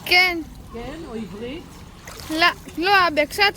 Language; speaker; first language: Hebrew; non-native, learner; Gujarati